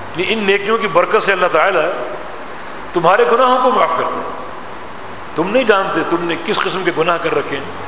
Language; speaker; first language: Urdu; non-native, local second language; Punjabi